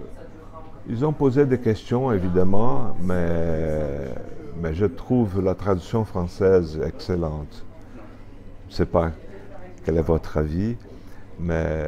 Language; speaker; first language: French; non-native, fluent; Portuguese